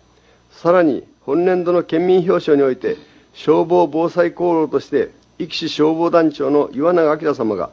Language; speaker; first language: Japanese; native; Japanese